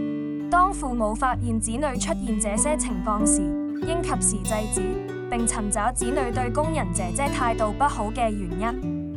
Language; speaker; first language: Cantonese; native; Cantonese